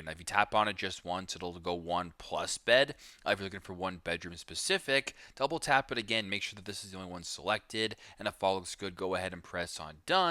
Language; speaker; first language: English; native; English